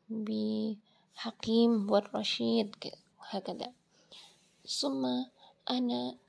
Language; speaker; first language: Arabic; non-native, learner; Indonesian